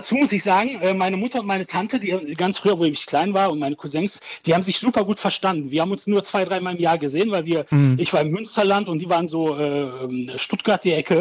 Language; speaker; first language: German; early bilingual, other home language; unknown